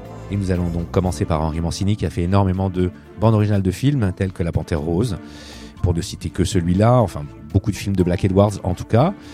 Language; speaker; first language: French; native; French